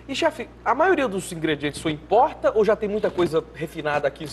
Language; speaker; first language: Portuguese; native; Portuguese